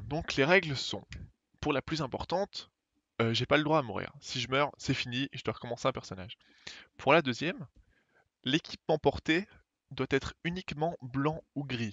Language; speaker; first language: French; native; French